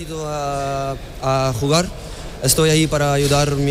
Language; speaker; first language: Spanish; non-native, learner; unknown